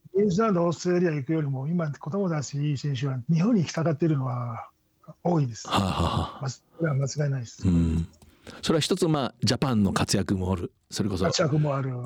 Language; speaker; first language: Japanese; non-native, fluent; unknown